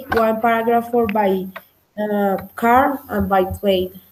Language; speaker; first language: English; non-native, learner; Spanish